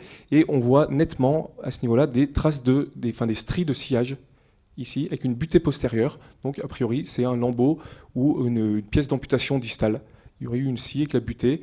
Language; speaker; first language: French; native; French